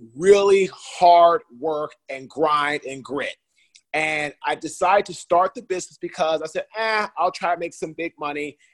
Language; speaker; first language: English; native; English